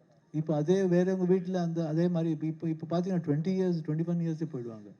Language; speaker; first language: Tamil; non-native, local second language; Kannada